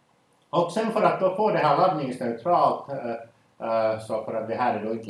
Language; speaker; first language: Swedish; native; Swedish